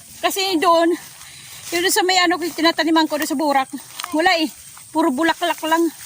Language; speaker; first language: Filipino; non-native, local second language; Waray